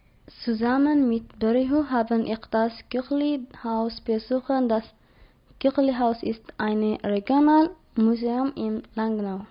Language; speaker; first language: German; non-native, learner; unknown